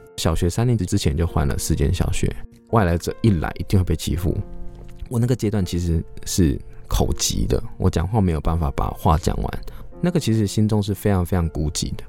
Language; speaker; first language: Chinese; native; Chinese